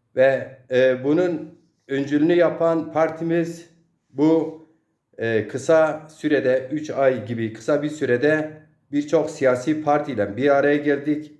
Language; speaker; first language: Turkish; non-native, local second language; Zaza